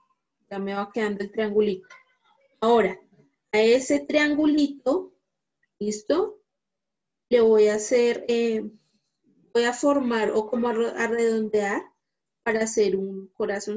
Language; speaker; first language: Spanish; native; Spanish